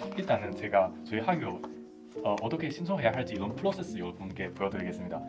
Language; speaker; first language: Korean; non-native, fluent; Chinese